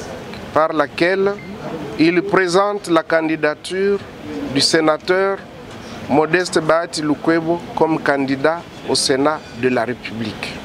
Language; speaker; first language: French; non-native, local second language; Lingala